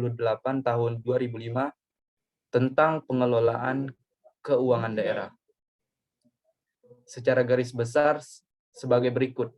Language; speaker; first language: Indonesian; native; Indonesian